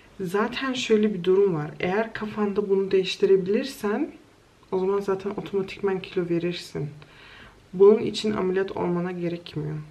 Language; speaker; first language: Turkish; early bilingual, heritage; Turkish